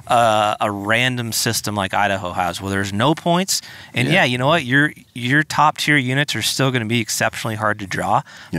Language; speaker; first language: English; native; English